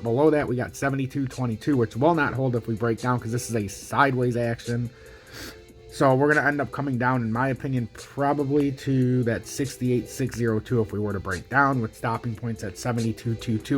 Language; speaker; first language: English; native; English